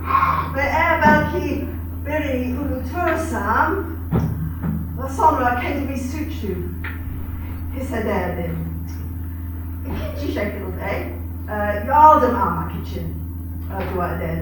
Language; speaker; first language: Turkish; non-native, fluent; English